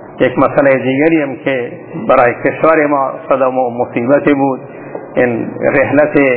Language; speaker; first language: Persian; non-native, local second language; Baluchi